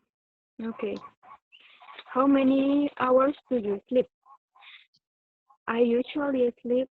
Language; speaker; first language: English; non-native, learner; Spanish